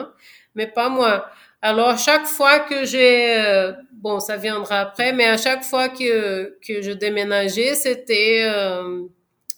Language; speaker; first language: French; non-native, fluent; Portuguese